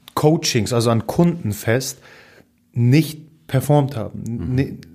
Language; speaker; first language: German; non-native, fluent; Polish